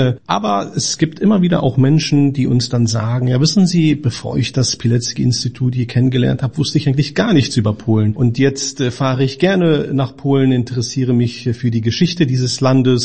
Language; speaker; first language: German; native; German